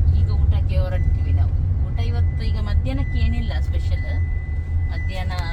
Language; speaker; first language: Kannada; non-native, local second language; Konkani